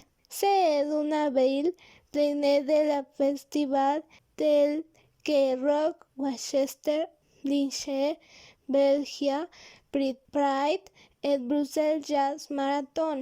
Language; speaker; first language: French; non-native, learner; Spanish